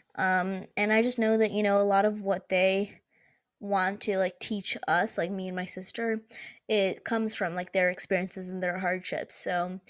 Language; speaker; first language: English; early bilingual, other home language; Hindi